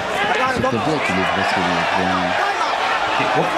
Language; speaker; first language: French; non-native, learner; Romanian